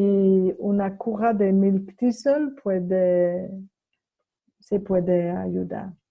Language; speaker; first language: Spanish; non-native, fluent; French